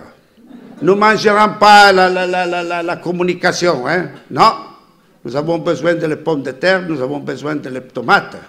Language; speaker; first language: French; non-native, fluent; Italian